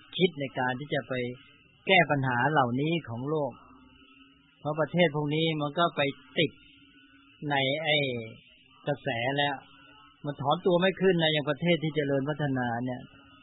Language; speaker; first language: Thai; native; Thai